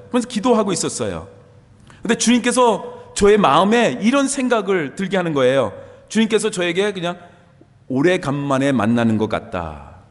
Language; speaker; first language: Korean; native; Korean